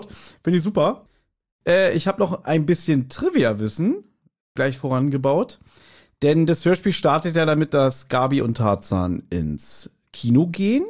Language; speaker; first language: German; native; German